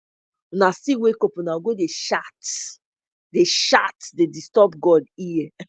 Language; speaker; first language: Nigerian Pidgin; non-native, local second language; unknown